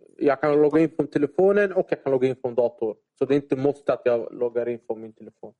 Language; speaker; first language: Swedish; early bilingual, other home language; Arabic